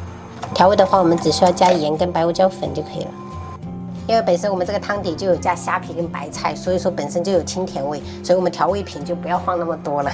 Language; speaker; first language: Chinese; native; Chinese